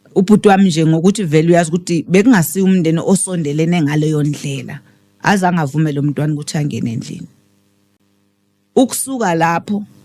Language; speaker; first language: Zulu; native; Zulu